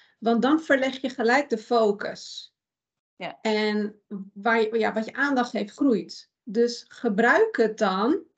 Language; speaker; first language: Dutch; early bilingual, other home language; Persian